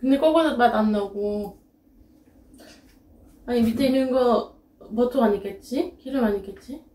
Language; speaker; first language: Korean; non-native, fluent; French